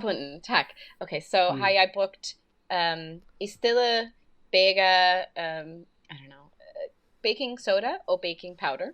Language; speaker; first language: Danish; non-native, learner; English